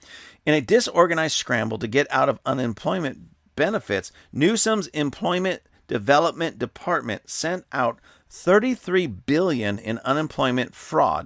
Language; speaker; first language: English; native; English